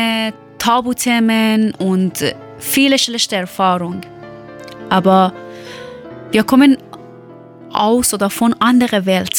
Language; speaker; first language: German; non-native, learner; Persian